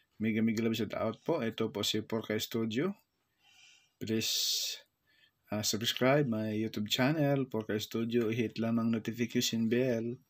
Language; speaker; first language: Filipino; native; Filipino